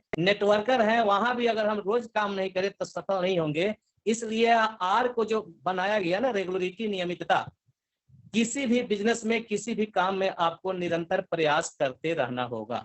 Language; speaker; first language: Hindi; native; Hindi